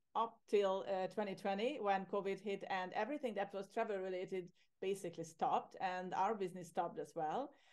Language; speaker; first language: English; non-native, fluent; Hungarian